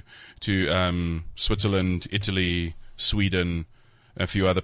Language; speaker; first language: English; native; English